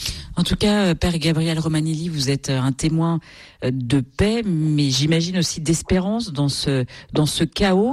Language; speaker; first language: French; native; French